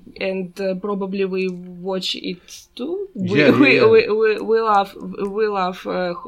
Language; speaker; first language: English; non-native, learner; Russian